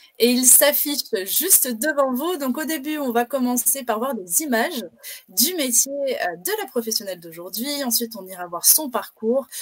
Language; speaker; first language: French; native; French